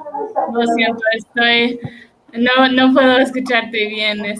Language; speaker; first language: Spanish; non-native, learner; English